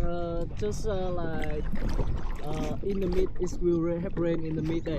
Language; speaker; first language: English; non-native, learner; Vietnamese